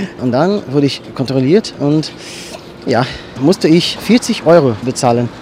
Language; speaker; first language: German; non-native, learner; Portuguese